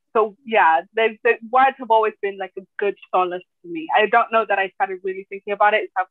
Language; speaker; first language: English; early bilingual, other home language; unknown